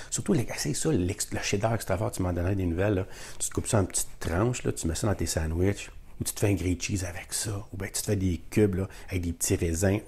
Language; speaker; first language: French; native; French